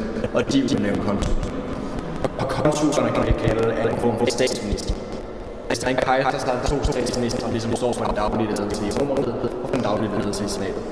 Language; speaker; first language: Danish; native; Danish